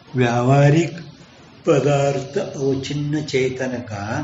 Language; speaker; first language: Hindi; non-native, local second language; Kannada